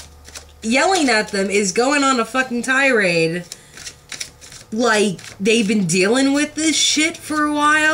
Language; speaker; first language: English; native; English